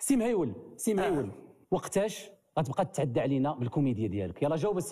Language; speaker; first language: Arabic; native; Arabic